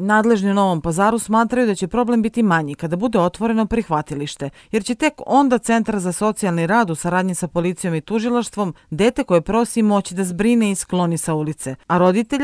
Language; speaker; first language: Serbian; native; Serbian